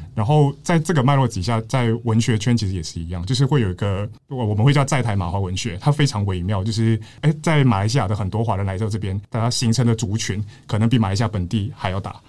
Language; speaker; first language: Chinese; native; Chinese